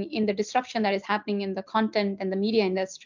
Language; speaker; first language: English; non-native, local second language; Hindi